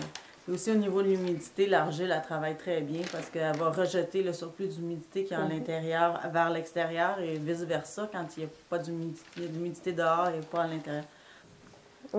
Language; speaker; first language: French; native; French